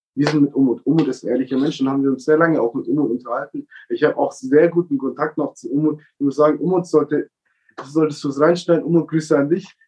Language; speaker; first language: German; early bilingual, other home language; Italian